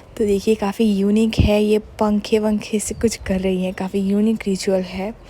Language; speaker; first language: Hindi; non-native, local second language; Bangla